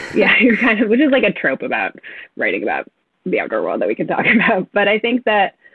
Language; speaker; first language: English; native; English